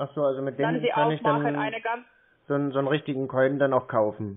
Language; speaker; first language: German; native; German